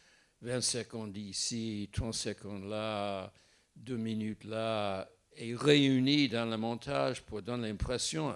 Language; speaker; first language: French; non-native, fluent; English